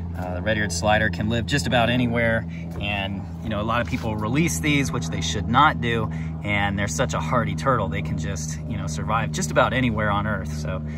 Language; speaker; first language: English; native; English